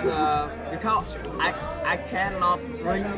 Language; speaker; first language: English; non-native, learner; Vietnamese